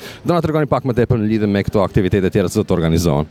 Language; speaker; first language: Albanian; native; Albanian